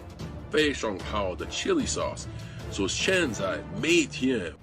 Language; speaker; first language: Chinese; non-native, learner; English